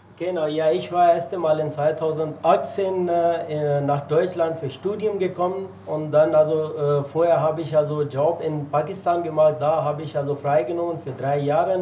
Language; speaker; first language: German; non-native, learner; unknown